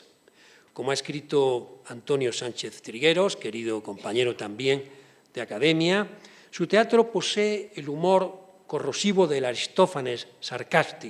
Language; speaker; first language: Spanish; native; Spanish